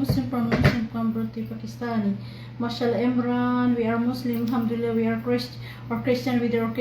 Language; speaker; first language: English; non-native, learner; Filipino